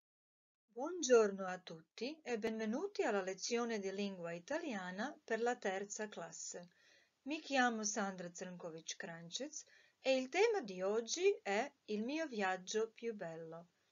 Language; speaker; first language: Italian; non-native, fluent; Croatian